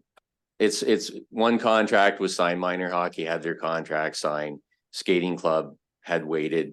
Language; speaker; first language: English; native; English